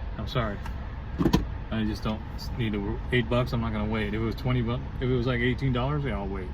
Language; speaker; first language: English; native; English